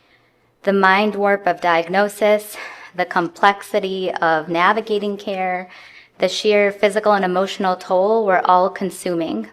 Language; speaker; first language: English; native; English